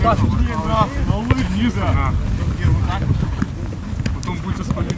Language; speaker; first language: Russian; native; Russian